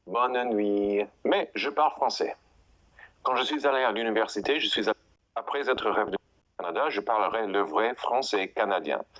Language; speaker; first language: French; non-native, fluent; English